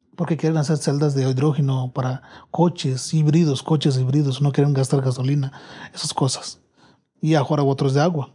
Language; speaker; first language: Spanish; non-native, fluent; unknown